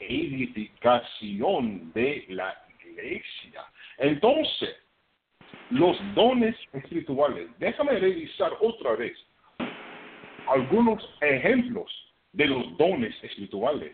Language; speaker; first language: Spanish; non-native, fluent; English